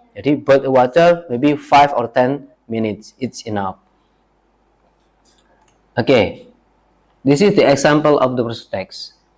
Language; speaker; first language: English; non-native, learner; Indonesian